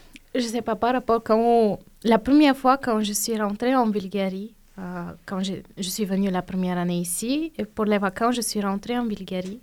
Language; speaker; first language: French; non-native, fluent; Bulgarian